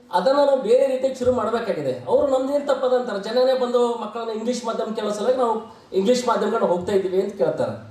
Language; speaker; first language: Kannada; native; Kannada